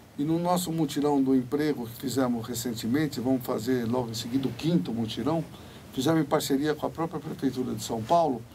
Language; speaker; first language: Portuguese; native; Portuguese